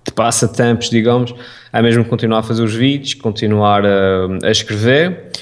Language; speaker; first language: Portuguese; native; Portuguese